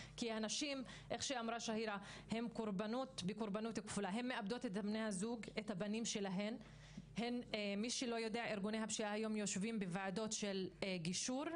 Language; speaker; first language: Hebrew; non-native, local second language; Arabic